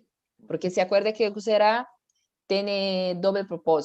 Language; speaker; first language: Spanish; non-native, fluent; Portuguese